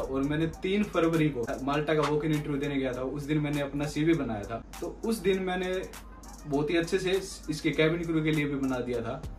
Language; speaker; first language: Hindi; native; Hindi